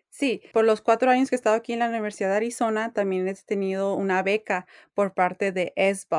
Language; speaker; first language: Spanish; early bilingual, heritage; English